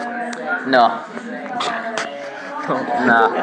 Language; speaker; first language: French; non-native, learner; English